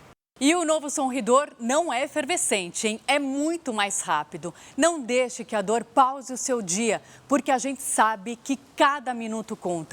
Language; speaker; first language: Portuguese; native; Portuguese